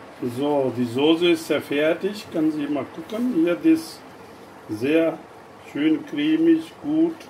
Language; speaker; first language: German; non-native, learner; Urdu